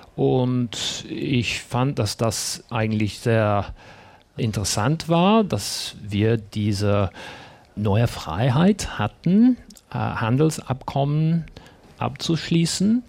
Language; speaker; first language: German; non-native, fluent; English